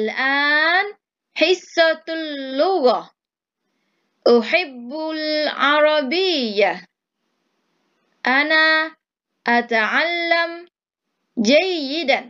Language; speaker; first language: Arabic; non-native, fluent; Thai